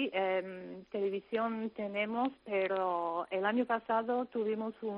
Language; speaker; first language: Spanish; non-native, fluent; English